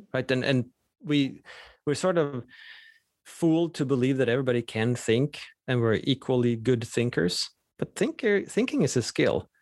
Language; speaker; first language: English; non-native, fluent; Swedish